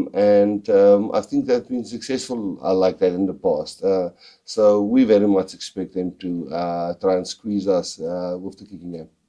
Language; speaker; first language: English; non-native, local second language; Afrikaans